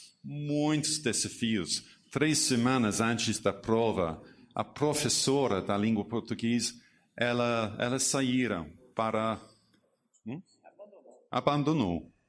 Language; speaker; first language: Portuguese; non-native, learner; English